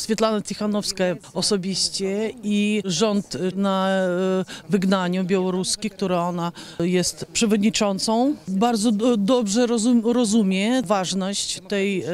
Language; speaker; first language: Polish; non-native, fluent; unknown